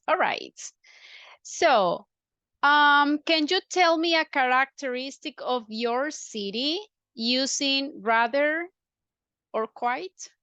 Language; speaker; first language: English; non-native, fluent; Spanish